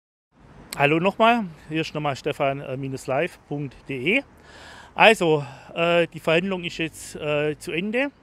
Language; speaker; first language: German; native; German